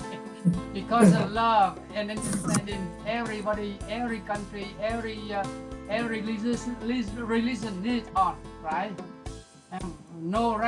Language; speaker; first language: English; non-native, local second language; Vietnamese